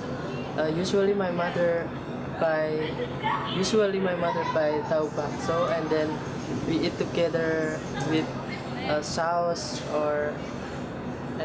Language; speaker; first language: English; non-native, learner; Indonesian